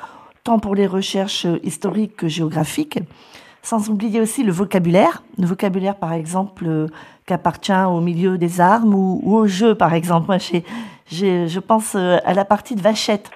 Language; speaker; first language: French; native; French